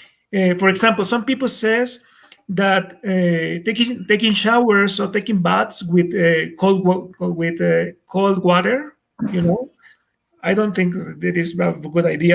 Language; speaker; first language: English; non-native, fluent; Spanish